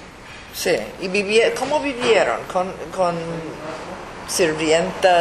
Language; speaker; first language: Spanish; early bilingual, heritage; English